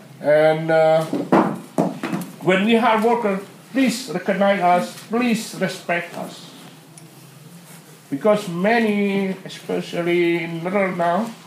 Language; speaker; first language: English; non-native, learner; Indonesian